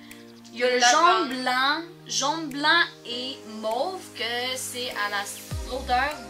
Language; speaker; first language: French; native; French